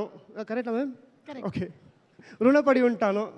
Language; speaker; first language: Telugu; non-native, learner; Kannada